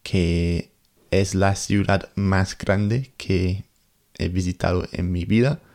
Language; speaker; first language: Spanish; non-native, learner; English